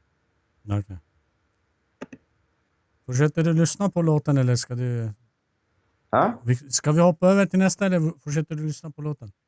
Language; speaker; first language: Swedish; non-native, fluent; Turkish